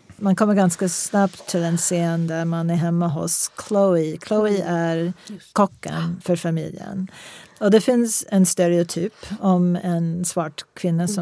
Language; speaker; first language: Swedish; non-native, fluent; English